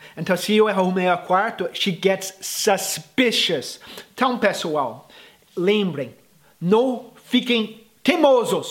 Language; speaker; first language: Portuguese; non-native, fluent; English